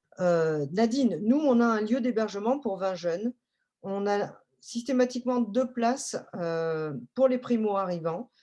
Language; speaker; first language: French; native; French